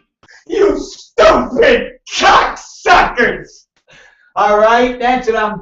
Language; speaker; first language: English; native; English